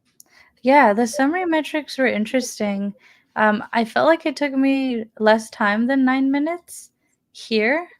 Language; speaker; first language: English; native; English